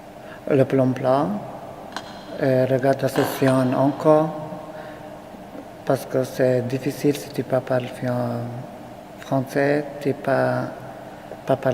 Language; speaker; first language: French; non-native, learner; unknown